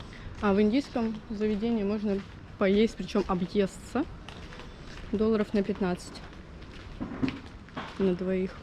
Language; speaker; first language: Russian; native; Russian